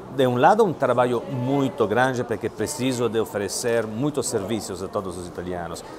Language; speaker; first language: Portuguese; non-native, fluent; Italian